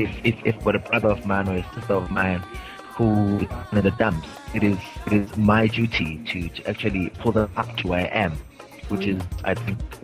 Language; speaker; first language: English; non-native, local second language; Zulu